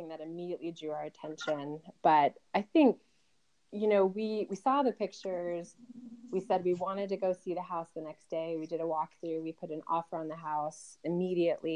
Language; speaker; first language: English; native; English